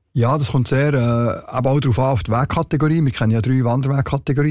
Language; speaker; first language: German; native; German